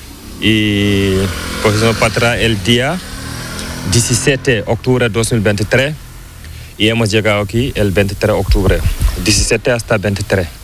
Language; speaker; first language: Spanish; non-native, learner; Fula